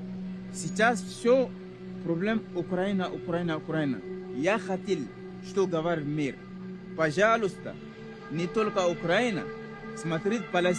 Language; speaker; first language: Russian; non-native, learner; Arabic